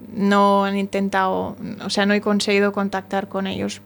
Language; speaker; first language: Spanish; non-native, fluent; German